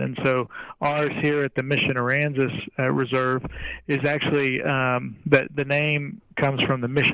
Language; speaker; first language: English; native; English